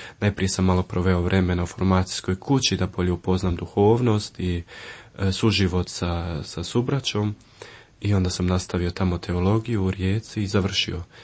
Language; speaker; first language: Croatian; early bilingual, heritage; Croatian